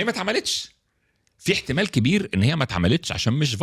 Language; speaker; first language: Arabic; native; Arabic